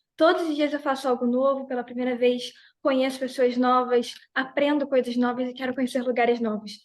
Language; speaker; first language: Portuguese; native; Portuguese